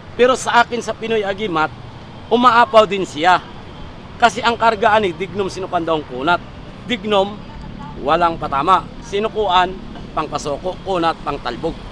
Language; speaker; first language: Filipino; native; Filipino